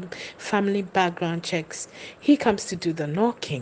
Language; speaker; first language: English; non-native, local second language; Ewe